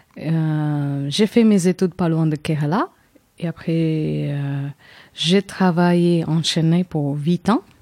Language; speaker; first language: French; non-native, fluent; Tamil